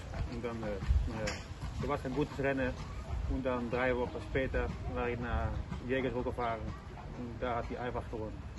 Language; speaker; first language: German; non-native, learner; Dutch